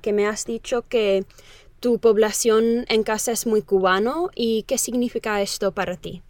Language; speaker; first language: Spanish; non-native, fluent; English